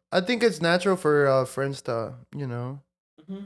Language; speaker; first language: English; early bilingual, other home language; Spanish